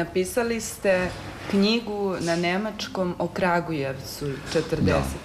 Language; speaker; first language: Serbian; native; Serbian